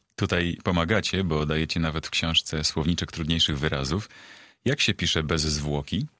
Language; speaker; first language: Polish; native; Polish